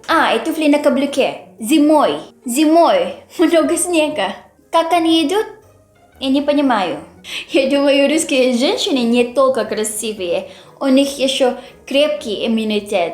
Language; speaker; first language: Russian; non-native, learner; Filipino